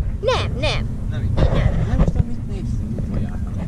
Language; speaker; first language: Hungarian; early bilingual, heritage; Hungarian